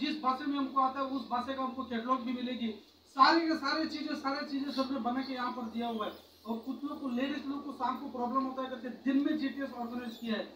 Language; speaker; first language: Hindi; non-native, local second language; Kannada